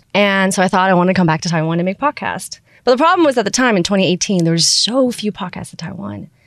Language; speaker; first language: English; early bilingual, other home language; Chinese